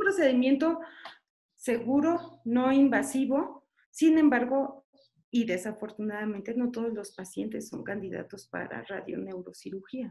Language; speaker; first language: Spanish; native; Spanish